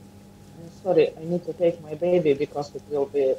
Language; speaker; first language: English; non-native, learner; Ukrainian